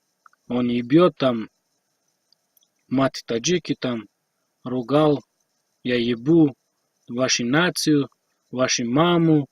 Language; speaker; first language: Russian; non-native, learner; Tajik